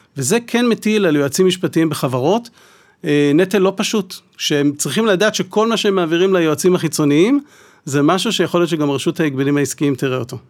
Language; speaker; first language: Hebrew; native; Hebrew